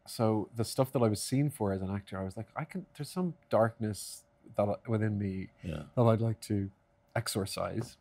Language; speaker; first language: English; native; English